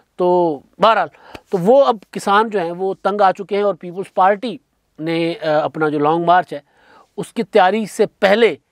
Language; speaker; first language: Urdu; non-native, local second language; Sindhi